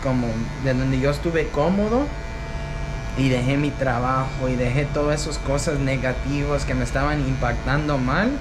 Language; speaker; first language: Spanish; early bilingual, heritage; Spanish